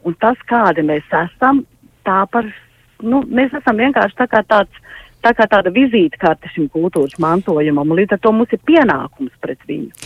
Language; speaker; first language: Latvian; native; Latvian